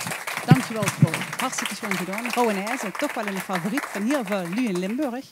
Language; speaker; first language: Dutch; native; Dutch